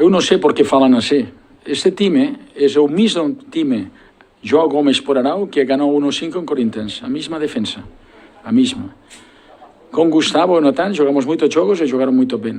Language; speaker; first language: Portuguese; non-native, learner; Spanish